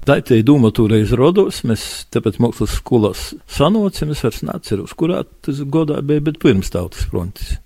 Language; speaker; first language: Latvian; native; Latvian